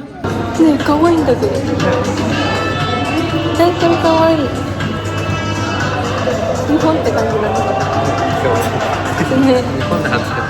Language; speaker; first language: Japanese; non-native, learner; Filipino